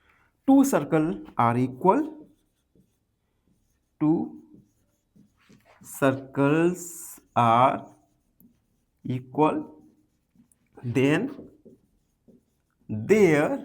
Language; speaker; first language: Hindi; native; Hindi